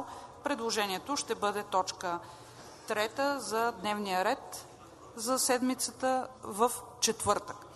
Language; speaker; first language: Bulgarian; native; Bulgarian